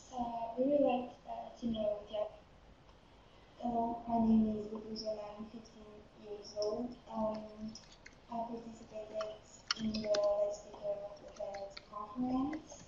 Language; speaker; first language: English; non-native, learner; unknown